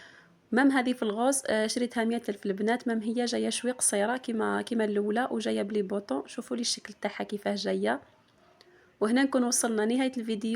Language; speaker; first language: Arabic; native; Arabic